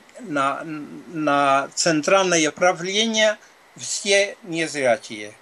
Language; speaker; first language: Russian; non-native, fluent; Spanish